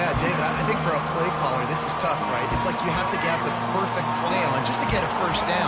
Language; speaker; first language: English; native; English